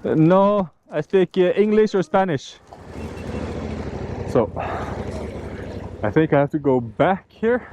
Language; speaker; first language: English; non-native, fluent; Norwegian